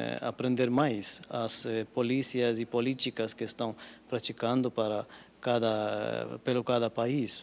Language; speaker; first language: Portuguese; non-native, learner; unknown